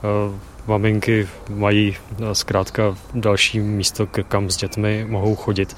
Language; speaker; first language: Czech; native; Czech